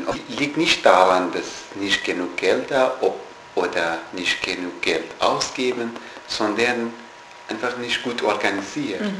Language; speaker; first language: German; non-native, learner; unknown